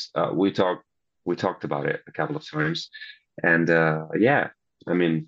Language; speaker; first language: English; non-native, fluent; Italian